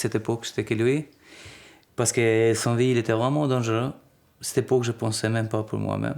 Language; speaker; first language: French; non-native, learner; Albanian